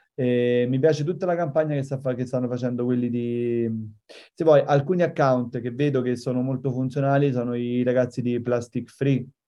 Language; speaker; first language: Italian; native; Italian